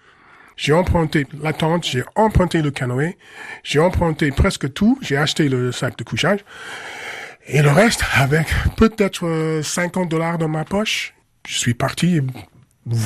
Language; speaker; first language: French; non-native, fluent; English